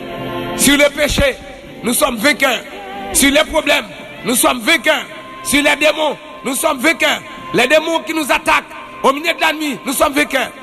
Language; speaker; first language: French; non-native, local second language; Haitian Creole